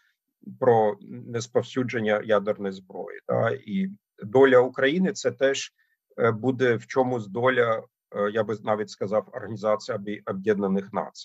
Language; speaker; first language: Ukrainian; non-native, fluent; German